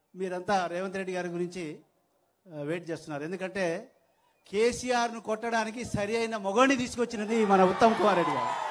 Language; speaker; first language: Telugu; non-native, local second language; Lambadi